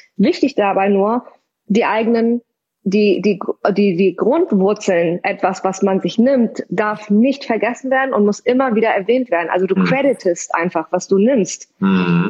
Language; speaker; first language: German; early bilingual, other home language; Persian